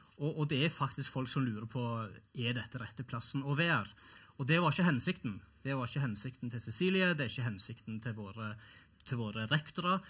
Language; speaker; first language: Norwegian; early bilingual, other home language; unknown